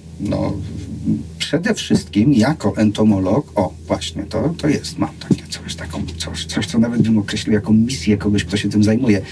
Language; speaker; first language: Polish; native; Polish